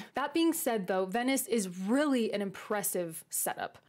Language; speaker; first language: English; native; English